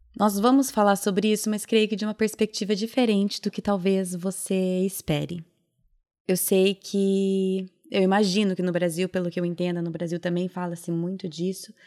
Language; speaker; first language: Portuguese; native; Portuguese